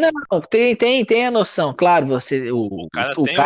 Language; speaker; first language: Portuguese; native; Portuguese